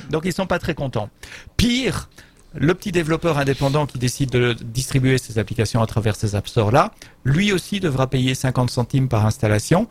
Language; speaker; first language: French; native; French